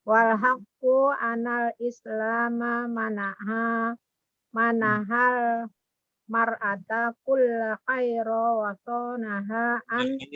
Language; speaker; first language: Arabic; non-native, learner; Indonesian